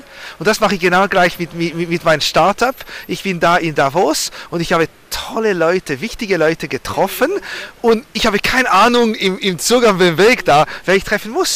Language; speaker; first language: German; non-native, learner; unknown